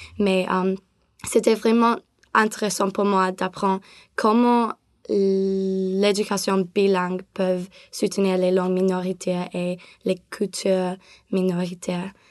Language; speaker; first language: French; non-native, learner; English